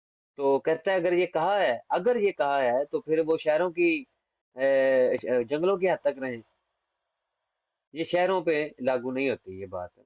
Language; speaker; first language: Hindi; non-native, local second language; Punjabi